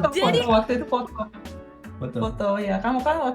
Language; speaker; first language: Indonesian; non-native, fluent; Russian